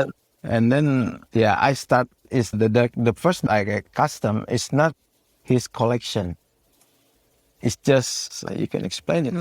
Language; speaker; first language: English; non-native, learner; Indonesian